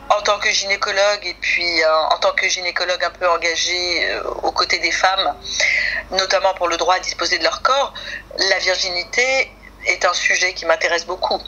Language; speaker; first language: French; native; French